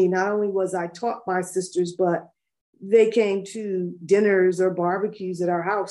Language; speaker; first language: English; native; English